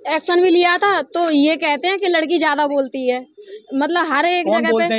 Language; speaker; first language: Hindi; native; Hindi